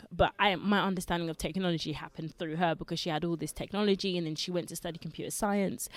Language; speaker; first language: English; early bilingual, other home language; Lingala